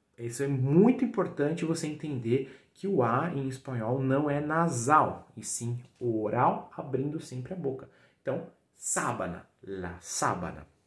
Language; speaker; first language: Portuguese; native; Portuguese